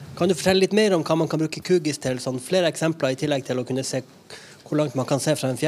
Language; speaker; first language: Norwegian; native; Norwegian